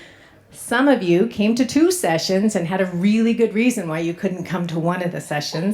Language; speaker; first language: English; native; English